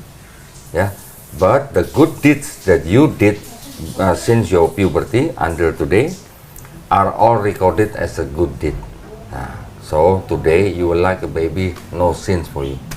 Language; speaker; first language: English; non-native, fluent; Indonesian